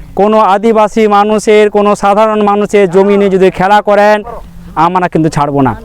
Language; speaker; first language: Bangla; non-native, local second language; Santali